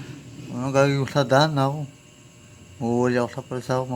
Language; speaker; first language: Filipino; non-native, local second language; Cebuano